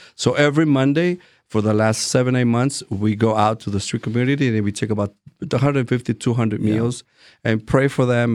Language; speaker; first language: English; non-native, fluent; Spanish